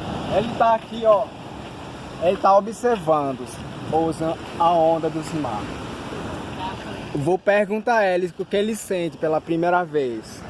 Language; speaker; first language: Portuguese; non-native, local second language; Ticuna